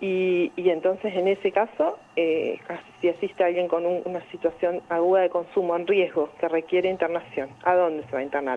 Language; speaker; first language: Spanish; native; Spanish